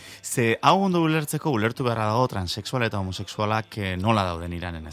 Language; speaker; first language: Basque; native; Basque